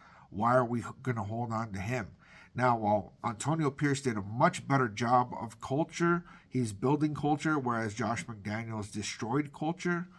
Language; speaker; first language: English; native; English